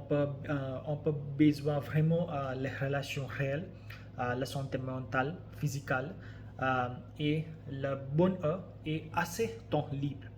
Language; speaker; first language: French; non-native, learner; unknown